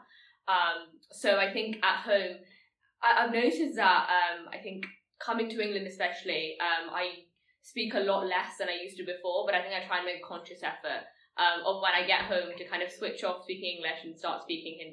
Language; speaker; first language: English; non-native, local second language; Tamil